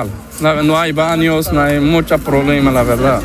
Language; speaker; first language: Spanish; non-native, learner; Arabic